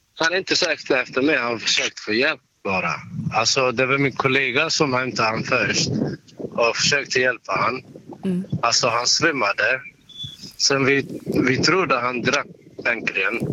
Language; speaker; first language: Swedish; non-native, fluent; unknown